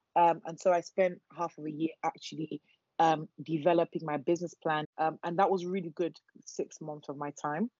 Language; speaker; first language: English; non-native, local second language; Yoruba